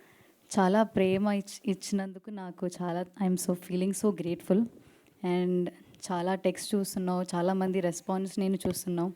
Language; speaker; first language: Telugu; non-native, learner; Malayalam